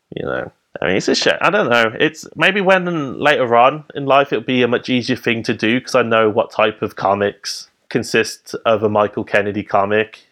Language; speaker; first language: English; native; English